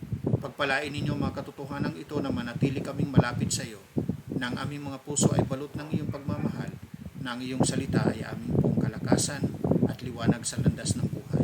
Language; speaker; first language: Filipino; native; Filipino